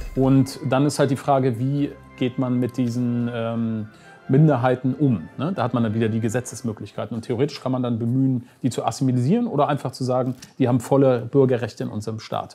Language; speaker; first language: German; native; German